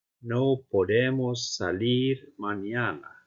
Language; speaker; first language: Spanish; non-native, fluent; Icelandic